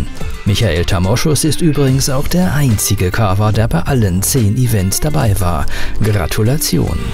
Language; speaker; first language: German; native; German